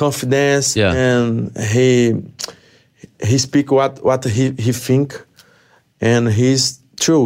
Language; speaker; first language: English; non-native, learner; Portuguese